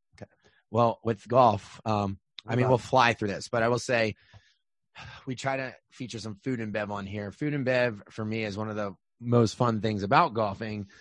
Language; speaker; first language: English; native; English